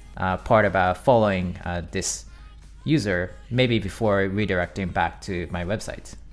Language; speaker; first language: English; non-native, fluent; Japanese